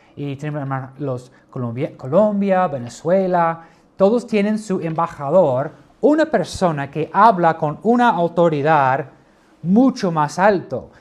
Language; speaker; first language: Spanish; non-native, fluent; English